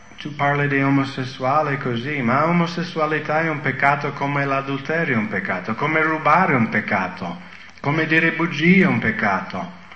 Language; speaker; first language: Italian; non-native, fluent; English